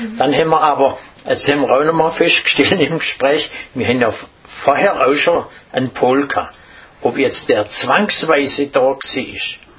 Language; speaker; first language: German; native; German